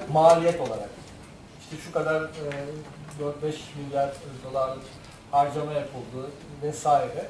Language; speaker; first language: Turkish; native; Turkish